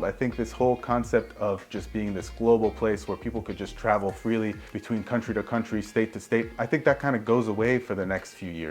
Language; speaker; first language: English; native; English